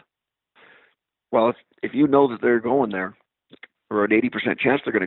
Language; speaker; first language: English; native; English